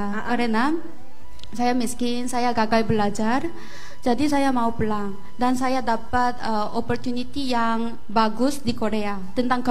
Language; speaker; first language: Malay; non-native, fluent; Korean